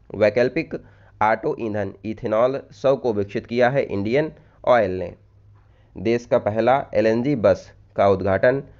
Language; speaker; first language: Hindi; native; Hindi